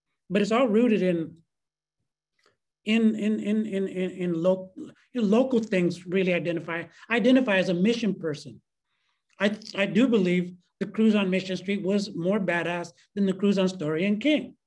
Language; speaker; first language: English; early bilingual, other home language; Spanish